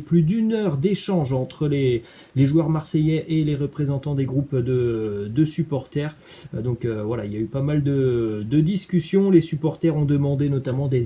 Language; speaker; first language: French; native; French